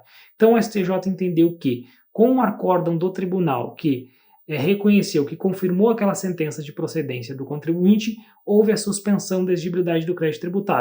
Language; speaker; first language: Portuguese; native; Portuguese